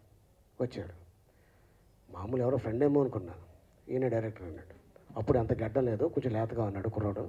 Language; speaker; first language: Telugu; native; Telugu